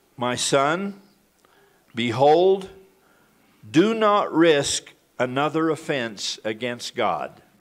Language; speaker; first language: English; native; English